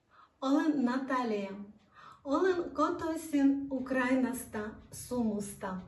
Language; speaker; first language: Finnish; non-native, learner; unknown